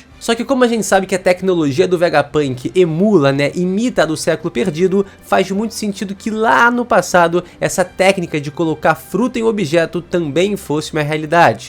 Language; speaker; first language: Portuguese; native; Portuguese